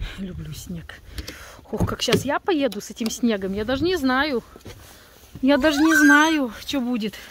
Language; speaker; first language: Russian; native; Russian